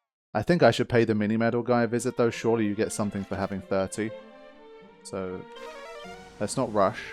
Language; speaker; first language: English; native; English